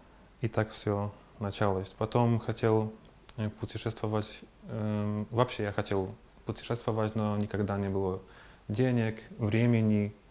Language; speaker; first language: Russian; non-native, fluent; Polish